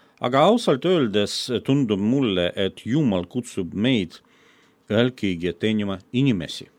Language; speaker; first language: Estonian; non-native, fluent; Russian